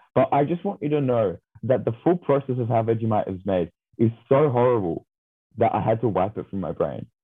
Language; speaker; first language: English; native; English